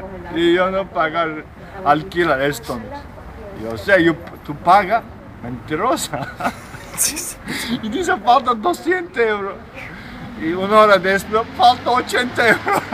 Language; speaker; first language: Spanish; non-native, learner; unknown